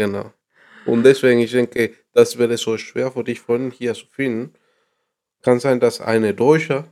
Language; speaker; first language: German; non-native, learner; Spanish